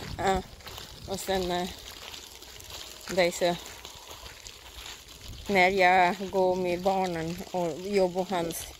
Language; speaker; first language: Swedish; non-native, learner; Cebuano